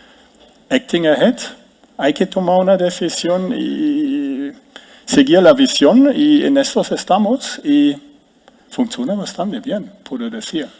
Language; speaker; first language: Spanish; non-native, fluent; German